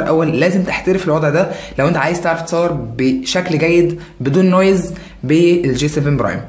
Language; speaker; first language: Arabic; native; Arabic